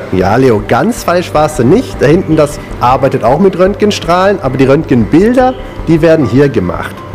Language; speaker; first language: German; native; German